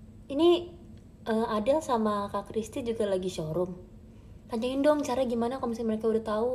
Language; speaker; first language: Indonesian; native; Indonesian